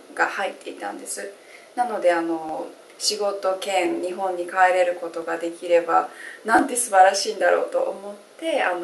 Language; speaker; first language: Japanese; native; Japanese